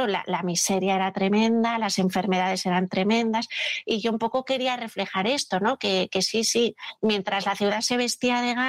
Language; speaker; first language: Spanish; native; Spanish